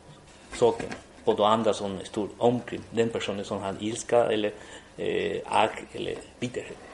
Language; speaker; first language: Swedish; non-native, fluent; Spanish